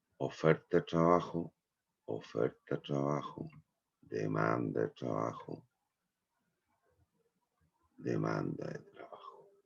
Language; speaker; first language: Spanish; native; Spanish